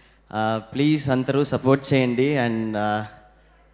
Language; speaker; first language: Telugu; non-native, learner; Tamil